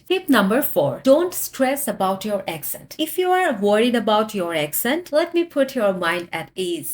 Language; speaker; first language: English; non-native, fluent; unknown